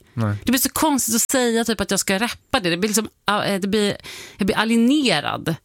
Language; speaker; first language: Swedish; native; Swedish